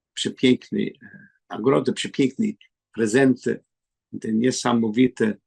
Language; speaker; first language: Polish; non-native, learner; English